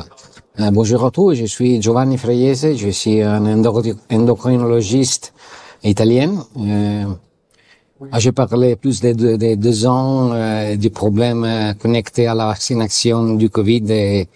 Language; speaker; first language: French; non-native, learner; Italian